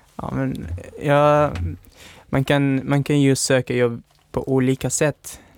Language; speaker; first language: Swedish; non-native, fluent; Urdu